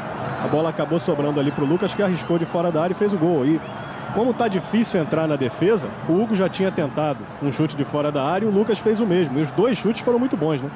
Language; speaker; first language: Portuguese; native; Portuguese